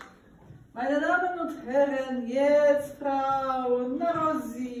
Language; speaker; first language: German; non-native, learner; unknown